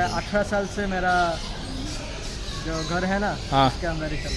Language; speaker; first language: Hindi; non-native, fluent; Bangla